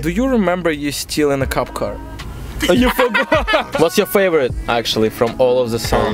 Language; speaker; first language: English; non-native, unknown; Russian